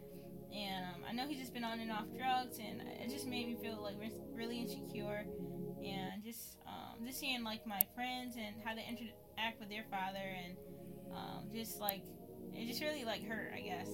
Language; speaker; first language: English; native; English